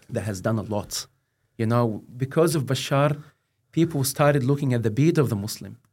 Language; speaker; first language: English; non-native, fluent; Arabic